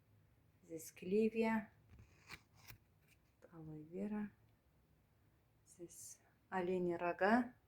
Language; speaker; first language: Russian; non-native, learner; Turkmen